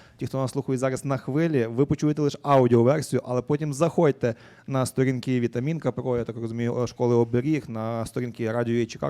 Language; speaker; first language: Ukrainian; native; Ukrainian